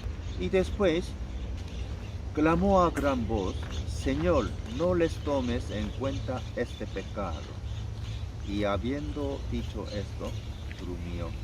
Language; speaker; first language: Spanish; non-native, learner; Korean